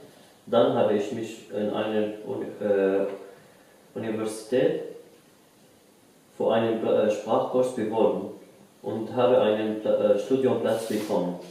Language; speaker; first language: German; non-native, learner; Arabic